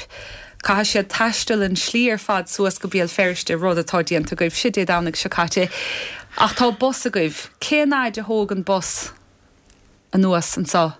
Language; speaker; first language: Irish; native; Irish